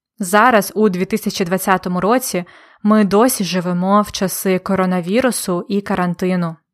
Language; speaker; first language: Ukrainian; native; Ukrainian